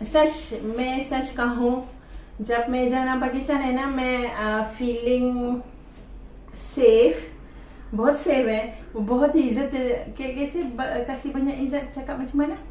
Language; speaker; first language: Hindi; non-native, learner; Malay